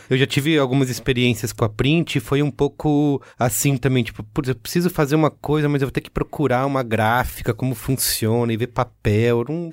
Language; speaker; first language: Portuguese; native; Portuguese